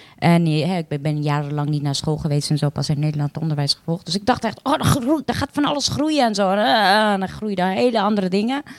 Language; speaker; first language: Dutch; early bilingual, other home language; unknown